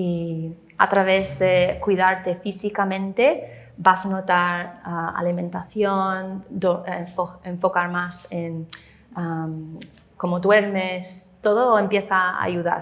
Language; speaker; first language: Spanish; non-native, fluent; English